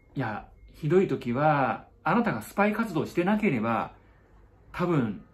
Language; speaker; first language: Japanese; non-native, fluent; Chinese